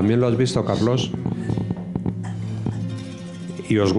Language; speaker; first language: Spanish; native; Spanish